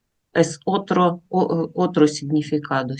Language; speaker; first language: Spanish; non-native, learner; Russian